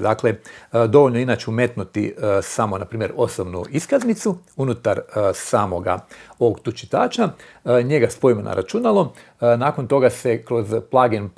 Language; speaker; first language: Croatian; native; Croatian